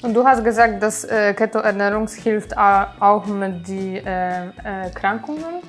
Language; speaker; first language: German; non-native, learner; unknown